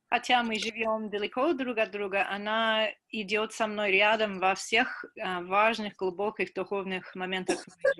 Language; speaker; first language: Russian; non-native, fluent; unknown